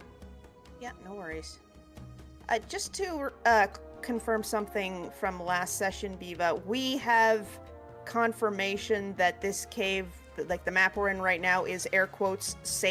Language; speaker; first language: English; native; English